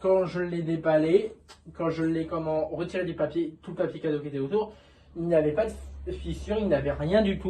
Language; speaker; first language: French; native; French